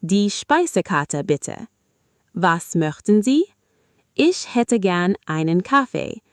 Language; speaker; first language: German; non-native, fluent; Arabic